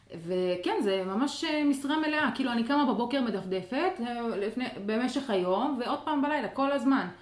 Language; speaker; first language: Hebrew; non-native, local second language; Arabic